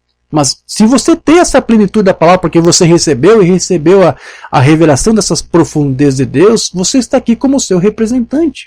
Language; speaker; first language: Portuguese; native; Portuguese